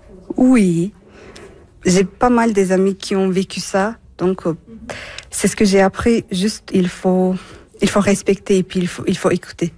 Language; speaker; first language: French; non-native, fluent; Turkish